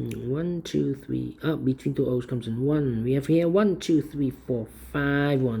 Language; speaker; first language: English; non-native, fluent; Dutch